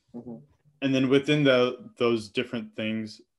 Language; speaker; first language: English; native; English